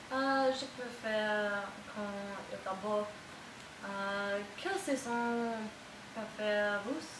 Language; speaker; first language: French; non-native, learner; English